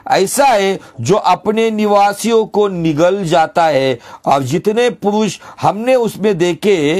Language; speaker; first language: Hindi; non-native, local second language; Marathi